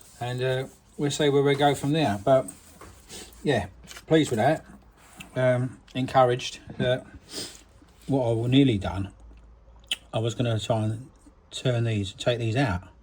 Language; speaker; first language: English; native; English